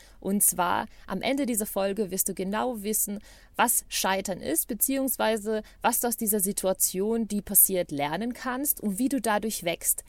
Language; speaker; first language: German; non-native, fluent; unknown